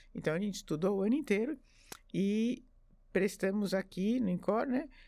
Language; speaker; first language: Portuguese; early bilingual, other home language; French